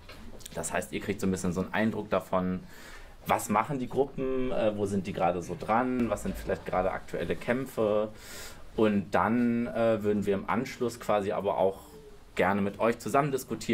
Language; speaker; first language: German; native; German